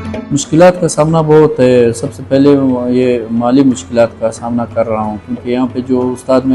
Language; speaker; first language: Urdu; non-native, local second language; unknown